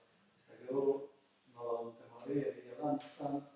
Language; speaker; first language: Basque; non-native, learner; Spanish